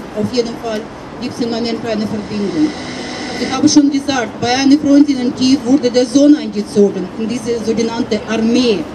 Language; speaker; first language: German; non-native, fluent; Russian